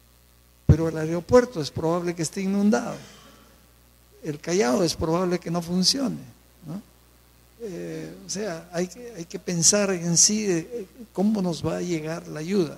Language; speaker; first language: Spanish; native; Spanish